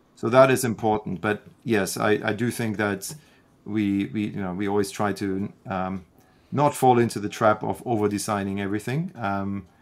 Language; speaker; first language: English; non-native, fluent; German